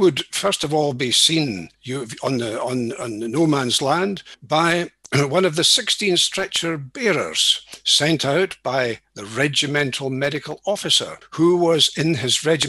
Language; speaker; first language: English; native; English